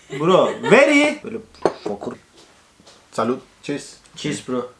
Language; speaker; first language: English; non-native, learner; Turkish